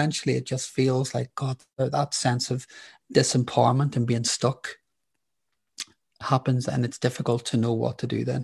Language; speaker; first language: English; native; English